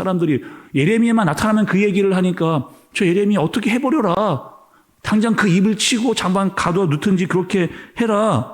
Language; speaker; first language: Korean; native; Korean